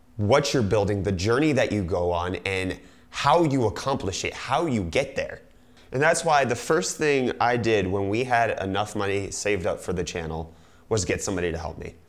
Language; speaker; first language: English; native; English